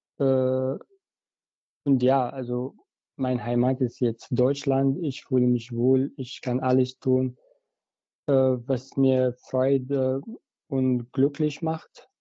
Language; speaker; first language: German; non-native, fluent; Arabic